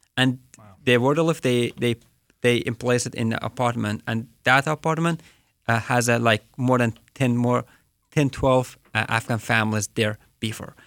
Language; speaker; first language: English; non-native, fluent; Persian